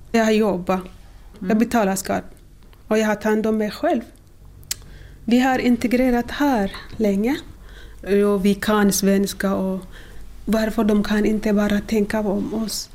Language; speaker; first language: Swedish; non-native, learner; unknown